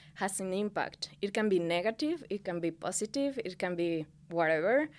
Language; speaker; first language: English; non-native, fluent; Spanish